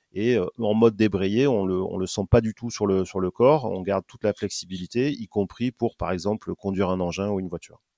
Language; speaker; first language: French; native; French